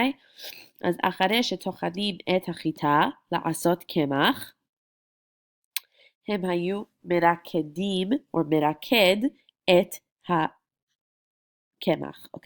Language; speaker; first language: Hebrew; non-native, fluent; English